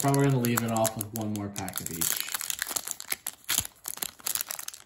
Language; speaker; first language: English; native; English